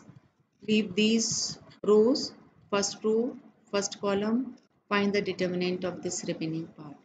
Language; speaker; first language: English; non-native, local second language; Hindi